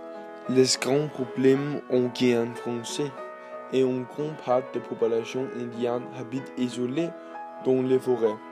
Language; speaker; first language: French; non-native, learner; Danish